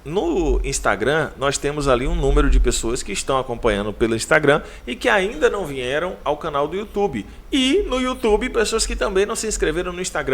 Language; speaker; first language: Portuguese; native; Portuguese